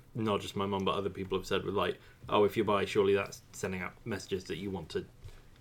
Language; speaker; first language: English; native; English